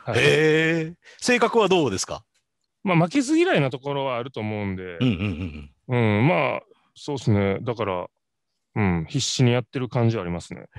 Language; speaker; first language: Japanese; native; Japanese